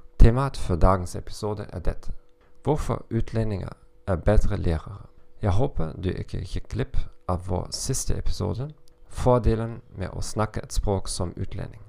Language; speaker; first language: Norwegian; non-native, learner; German